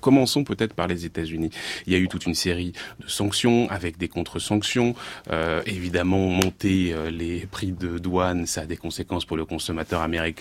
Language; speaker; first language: French; native; French